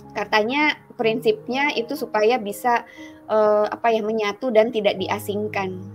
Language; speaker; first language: Indonesian; native; Indonesian